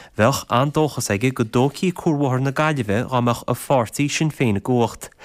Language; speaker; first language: Irish; native; Irish